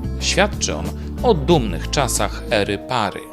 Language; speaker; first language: Polish; native; Polish